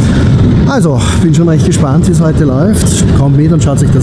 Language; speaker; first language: German; native; German